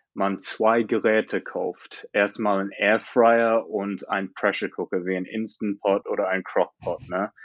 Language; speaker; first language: German; non-native, fluent; English